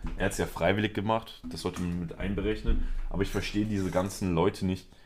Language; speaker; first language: German; early bilingual, other home language; Spanish